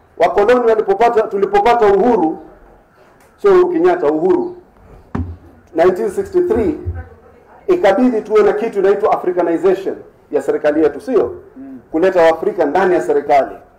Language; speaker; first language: Swahili; native; Swahili